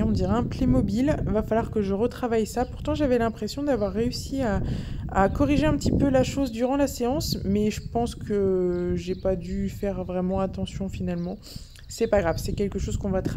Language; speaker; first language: French; native; French